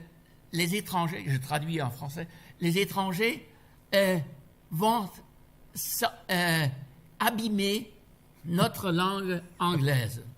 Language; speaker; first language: French; non-native, fluent; German